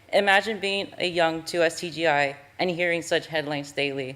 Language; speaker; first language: English; native; English